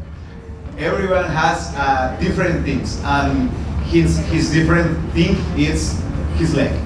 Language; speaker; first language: English; non-native, learner; Spanish